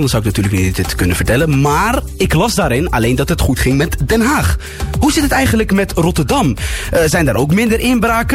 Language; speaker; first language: Dutch; native; Dutch